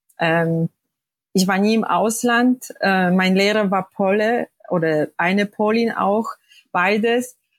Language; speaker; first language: German; non-native, fluent; Polish